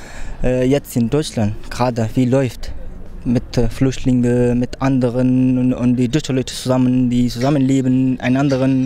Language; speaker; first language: German; non-native, learner; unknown